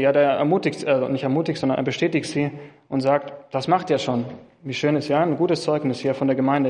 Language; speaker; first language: German; non-native, fluent; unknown